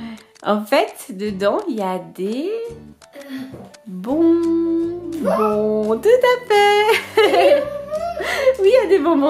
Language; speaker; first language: French; native; French